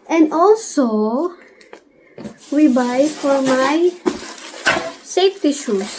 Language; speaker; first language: English; non-native, learner; Filipino